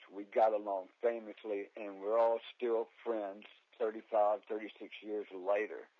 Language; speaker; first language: English; native; English